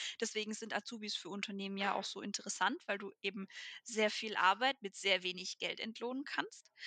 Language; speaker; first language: German; native; German